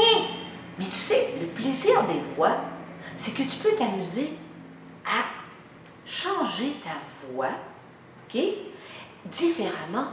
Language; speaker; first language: French; native; French